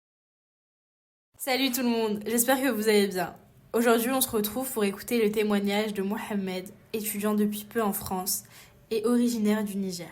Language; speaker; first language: French; native; French